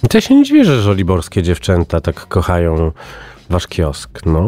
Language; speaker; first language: Polish; native; Polish